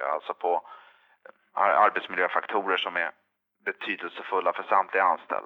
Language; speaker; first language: Swedish; native; Swedish